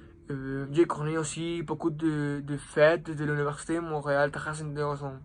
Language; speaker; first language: French; non-native, learner; Spanish